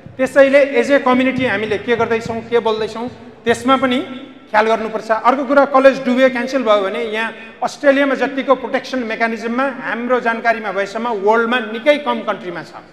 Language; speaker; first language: Nepali; native; Nepali